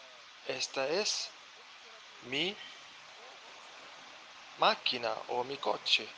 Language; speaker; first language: Spanish; non-native, fluent; Arabic